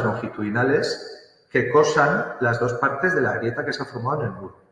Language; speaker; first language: Spanish; native; Spanish